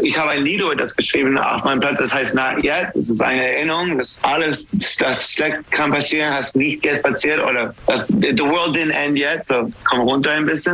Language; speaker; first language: German; non-native, fluent; English